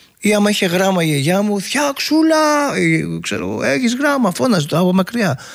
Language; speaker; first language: Greek; native; Greek